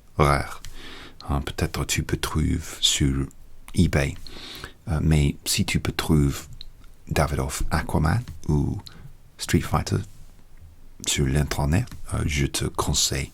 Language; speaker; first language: French; non-native, learner; English